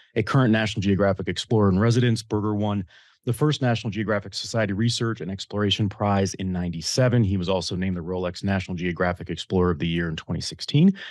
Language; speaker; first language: English; native; English